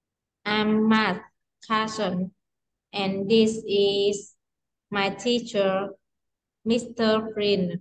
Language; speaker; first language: English; non-native, learner; Vietnamese